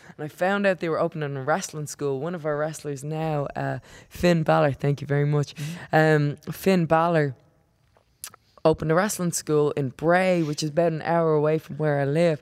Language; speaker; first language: English; native; English